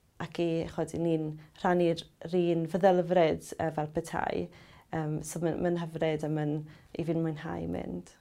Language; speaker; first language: Welsh; native; Welsh